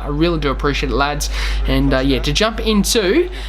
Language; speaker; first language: English; native; English